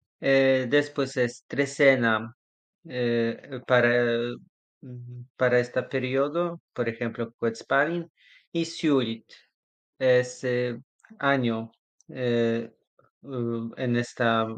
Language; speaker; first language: Spanish; non-native, learner; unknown